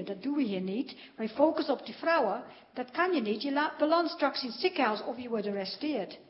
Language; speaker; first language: Dutch; non-native, fluent; English